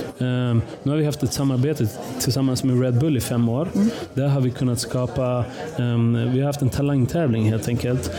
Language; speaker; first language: Swedish; early bilingual, other home language; Persian